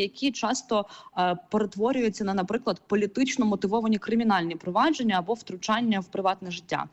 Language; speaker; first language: Ukrainian; native; Ukrainian